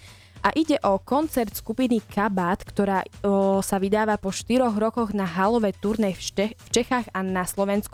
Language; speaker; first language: Slovak; native; Slovak